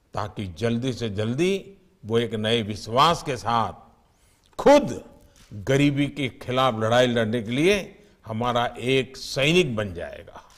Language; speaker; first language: Hindi; non-native, local second language; Gujarati